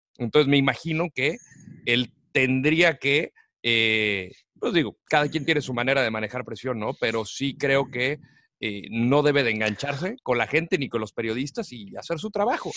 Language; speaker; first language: Spanish; native; Spanish